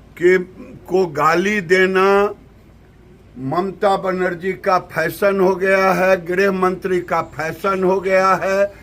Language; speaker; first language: Hindi; native; Hindi